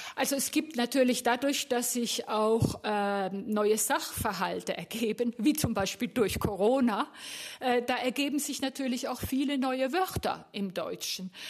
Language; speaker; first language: German; native; German